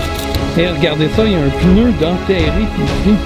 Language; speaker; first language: French; native; French